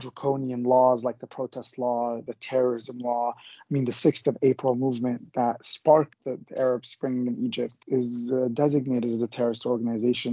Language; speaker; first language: English; native; English